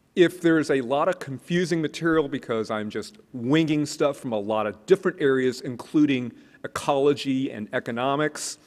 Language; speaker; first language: English; native; English